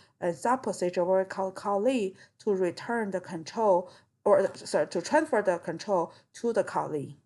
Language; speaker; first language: English; non-native, fluent; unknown